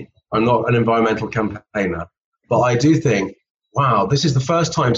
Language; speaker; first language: English; native; English